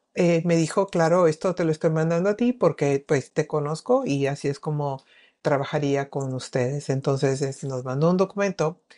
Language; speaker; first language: Spanish; native; Spanish